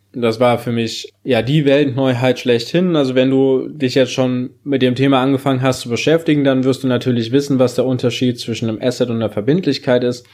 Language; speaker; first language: German; native; German